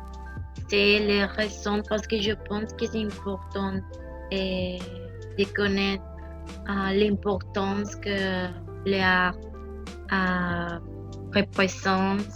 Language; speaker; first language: French; non-native, learner; Spanish